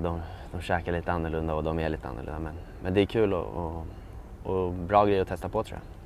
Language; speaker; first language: Swedish; native; Swedish